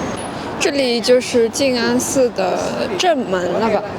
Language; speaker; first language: Chinese; non-native, fluent; French